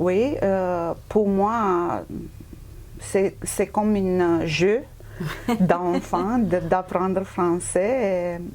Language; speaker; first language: French; non-native, fluent; Romanian